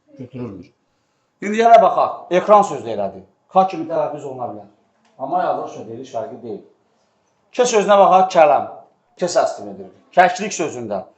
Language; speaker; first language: Azerbaijani; native; Azerbaijani